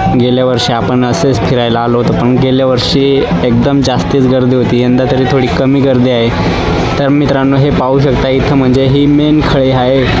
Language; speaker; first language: Marathi; non-native, local second language; Kukna